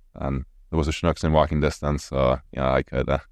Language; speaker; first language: English; non-native, fluent; Norwegian